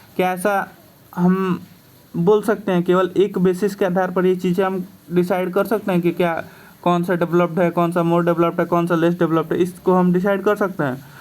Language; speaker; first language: Hindi; native; Hindi